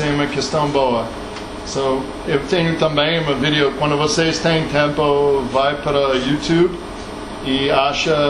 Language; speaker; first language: Portuguese; non-native, learner; English